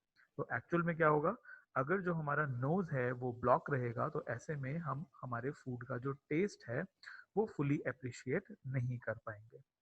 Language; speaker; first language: Hindi; native; Hindi